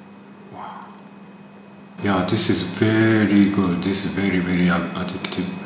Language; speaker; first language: English; non-native, fluent; Japanese